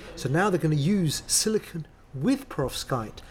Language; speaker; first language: English; native; English